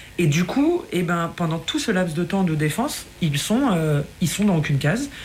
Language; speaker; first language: French; native; French